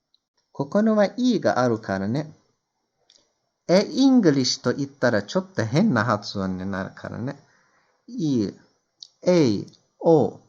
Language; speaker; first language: Japanese; non-native, fluent; Turkish